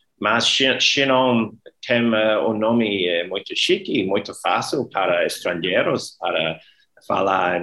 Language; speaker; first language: Portuguese; non-native, learner; English